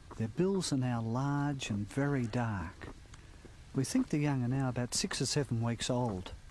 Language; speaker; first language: English; native; English